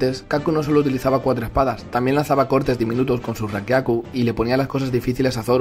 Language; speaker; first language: Spanish; native; Spanish